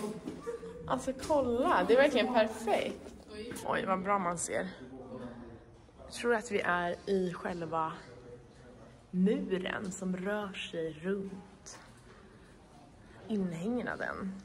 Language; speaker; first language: Swedish; native; Swedish